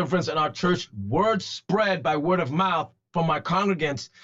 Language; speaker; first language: English; native; English